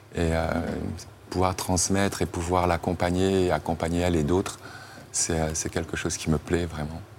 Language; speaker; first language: French; native; French